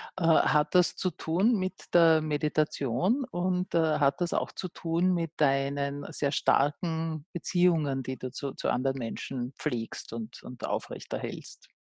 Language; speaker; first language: German; native; German